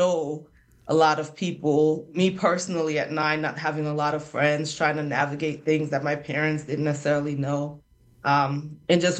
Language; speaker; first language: English; non-native, local second language; Krio